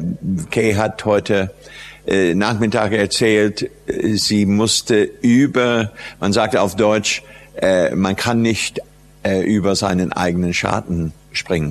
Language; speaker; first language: German; non-native, fluent; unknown